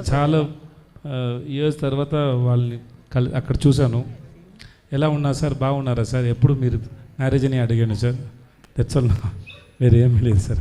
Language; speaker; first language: Telugu; non-native, learner; Tamil